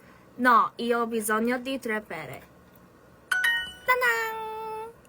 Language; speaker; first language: Italian; non-native, learner; Korean